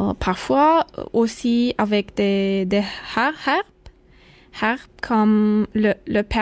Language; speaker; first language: French; non-native, learner; Turkish